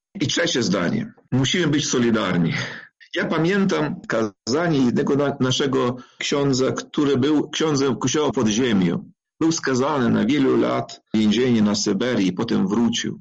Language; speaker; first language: Polish; non-native, fluent; Ukrainian